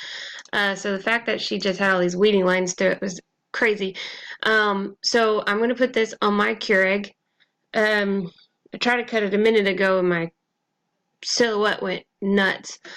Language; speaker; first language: English; native; English